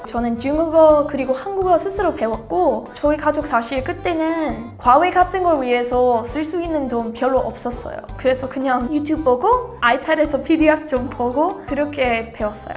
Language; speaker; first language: Korean; non-native, learner; English